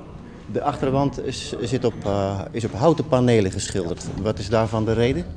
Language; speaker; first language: Dutch; native; Dutch